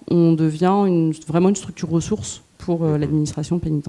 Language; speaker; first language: French; native; French